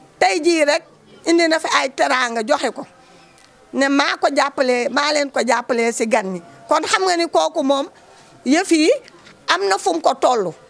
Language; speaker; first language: Wolof; native; Wolof